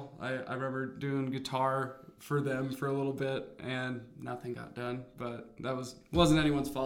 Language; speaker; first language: English; native; English